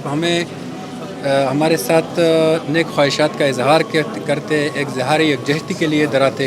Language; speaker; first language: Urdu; non-native, local second language; Pashto